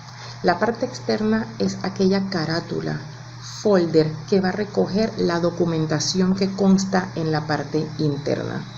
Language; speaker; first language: Spanish; native; Spanish